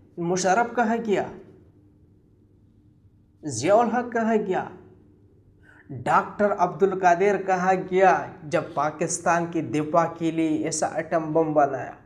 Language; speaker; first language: Hindi; non-native, local second language; Pashto